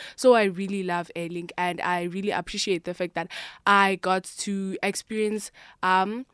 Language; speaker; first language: English; non-native, local second language; Xhosa